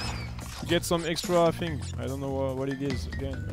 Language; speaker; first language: English; non-native, fluent; French